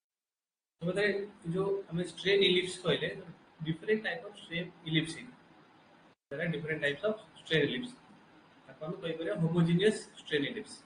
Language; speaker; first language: Hindi; non-native, local second language; Odia